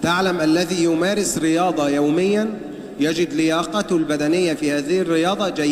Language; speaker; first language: Arabic; native; Arabic